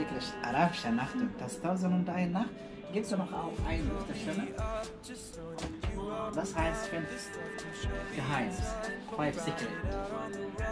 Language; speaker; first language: German; non-native, learner; Arabic